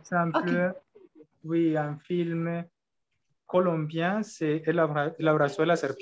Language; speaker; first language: French; non-native, learner; Spanish